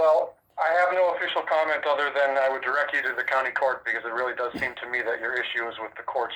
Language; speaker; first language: English; native; English